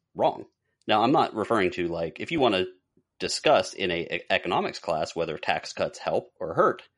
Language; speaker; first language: English; native; English